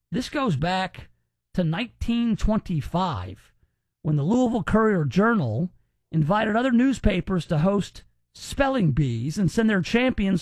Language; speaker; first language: English; native; English